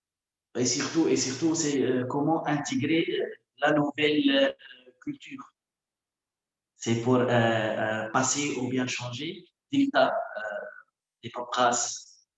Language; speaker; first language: French; non-native, local second language; Arabic